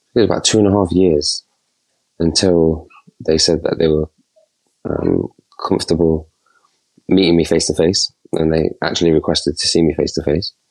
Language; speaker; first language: English; native; English